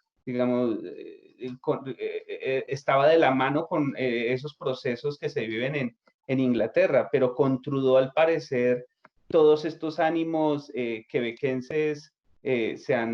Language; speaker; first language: Spanish; native; Spanish